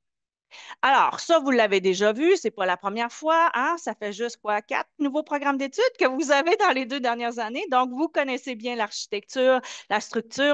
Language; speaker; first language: French; native; French